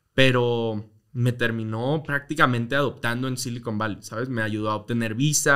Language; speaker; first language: Spanish; native; Spanish